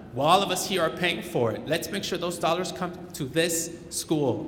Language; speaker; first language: English; early bilingual, other home language; Spanish